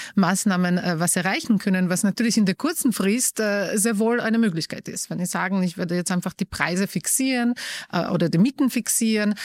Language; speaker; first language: German; non-native, fluent; Polish